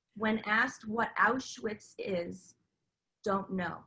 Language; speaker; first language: English; native; English